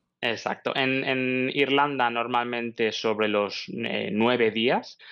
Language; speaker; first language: Spanish; native; Spanish